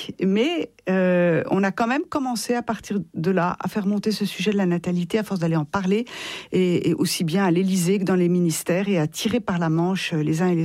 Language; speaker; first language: French; native; French